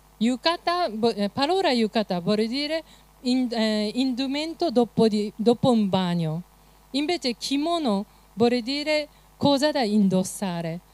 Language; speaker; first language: Italian; non-native, fluent; Japanese